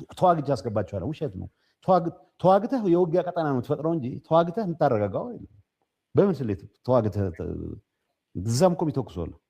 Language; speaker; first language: Amharic; non-native, local second language; Tigrinya